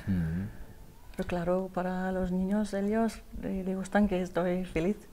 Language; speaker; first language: Spanish; non-native, learner; Danish